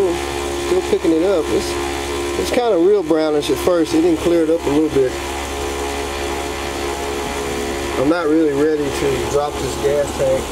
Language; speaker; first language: English; native; English